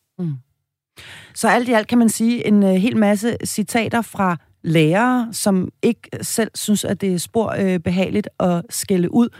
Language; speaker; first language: Danish; native; Danish